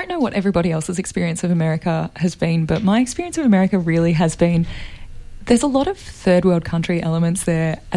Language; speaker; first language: English; native; English